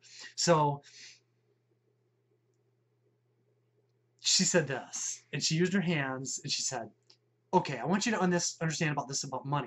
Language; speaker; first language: English; native; English